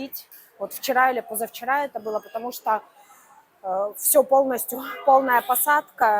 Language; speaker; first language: Russian; native; Russian